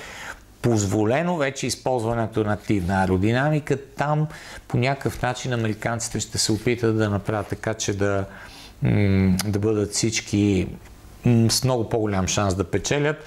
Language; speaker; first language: Bulgarian; native; Bulgarian